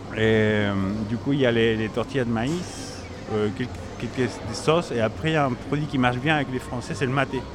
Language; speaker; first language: French; non-native, fluent; Spanish